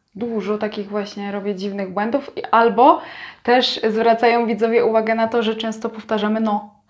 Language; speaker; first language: Polish; native; Polish